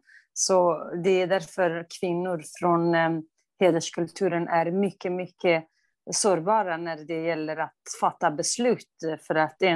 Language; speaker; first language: Swedish; non-native, fluent; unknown